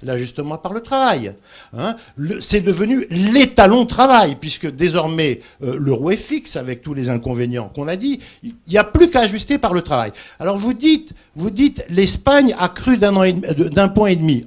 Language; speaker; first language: French; native; French